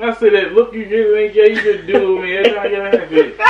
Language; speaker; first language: English; native; English